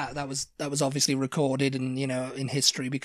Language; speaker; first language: English; native; English